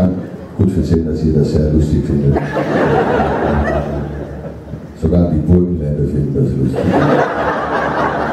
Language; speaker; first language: German; non-native, fluent; Dutch